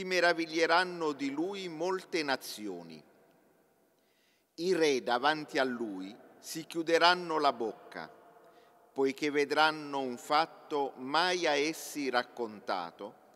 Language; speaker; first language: Italian; native; Italian